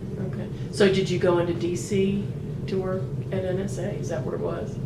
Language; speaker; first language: English; native; English